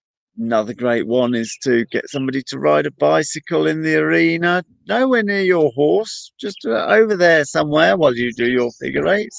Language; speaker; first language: English; native; English